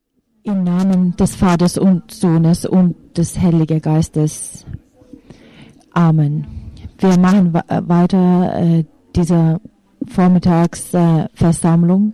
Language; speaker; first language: German; non-native, fluent; Finnish